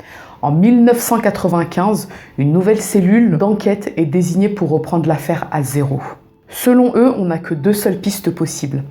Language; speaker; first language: French; native; French